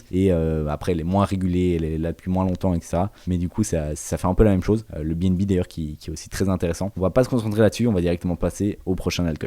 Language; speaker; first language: French; native; French